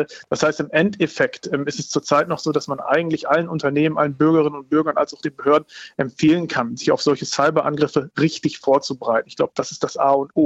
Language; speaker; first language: German; native; German